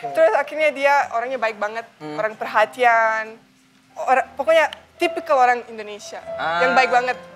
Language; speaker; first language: Indonesian; non-native, fluent; Bosnian